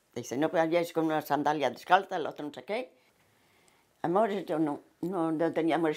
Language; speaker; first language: Spanish; native; Spanish